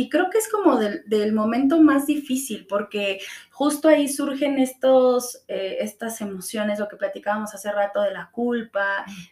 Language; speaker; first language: Spanish; native; Spanish